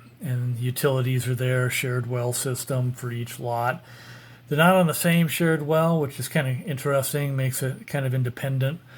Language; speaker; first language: English; native; English